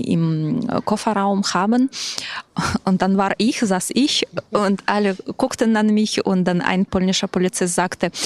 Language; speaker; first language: German; non-native, fluent; Ukrainian